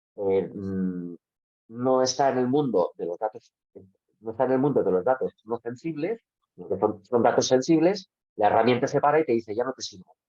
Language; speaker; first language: Spanish; non-native, local second language; Catalan